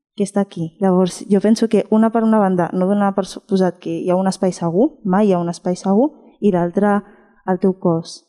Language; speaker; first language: Catalan; non-native, fluent; Spanish